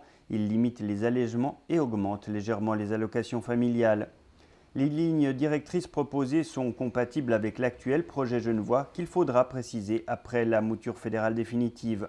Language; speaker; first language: French; native; French